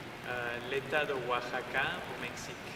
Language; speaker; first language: French; non-native, fluent; Spanish